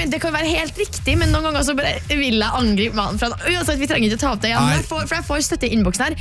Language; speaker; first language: Norwegian; native; Norwegian